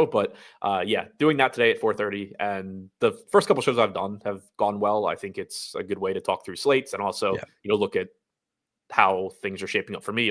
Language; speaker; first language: English; native; English